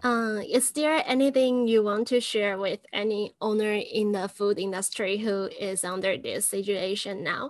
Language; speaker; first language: English; non-native, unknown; Chinese